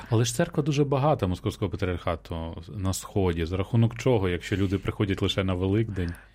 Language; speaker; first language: Ukrainian; native; Ukrainian